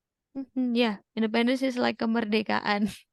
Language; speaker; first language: English; non-native, fluent; Indonesian